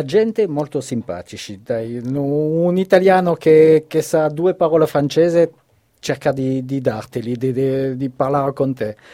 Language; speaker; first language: Italian; non-native, fluent; French